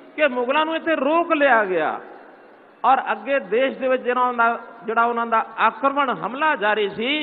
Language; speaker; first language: Hindi; non-native, local second language; Punjabi